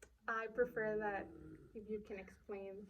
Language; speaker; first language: English; non-native, learner; Spanish